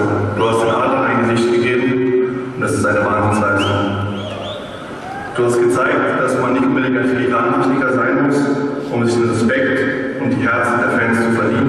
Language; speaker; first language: German; native; German